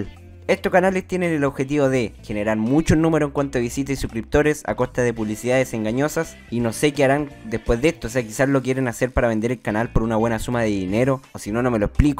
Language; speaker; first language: Spanish; native; Spanish